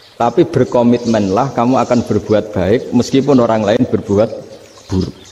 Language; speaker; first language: Indonesian; non-native, local second language; Javanese